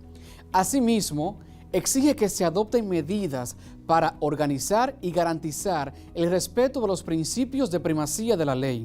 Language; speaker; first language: Spanish; native; Spanish